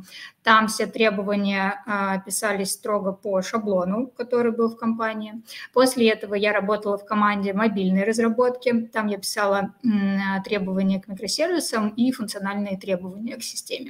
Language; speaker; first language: Russian; native; Russian